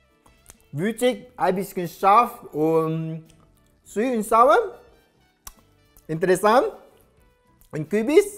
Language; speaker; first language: German; non-native, learner; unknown